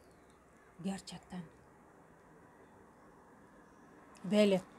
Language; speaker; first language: Turkish; non-native, learner; Russian